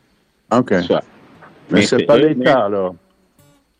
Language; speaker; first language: French; non-native, fluent; Dutch